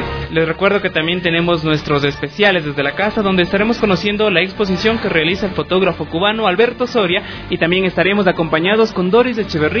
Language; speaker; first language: Spanish; native; Spanish